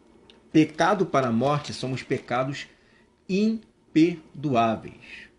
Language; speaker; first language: Portuguese; native; Portuguese